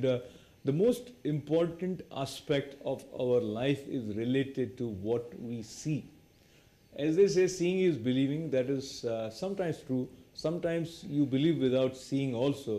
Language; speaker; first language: English; non-native, local second language; Hindi